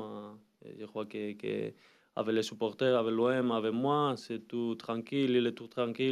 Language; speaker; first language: French; non-native, learner; Spanish